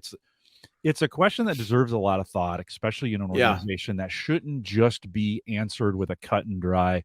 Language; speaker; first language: English; native; English